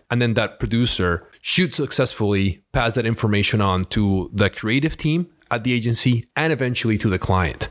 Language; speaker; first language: English; early bilingual, other home language; Spanish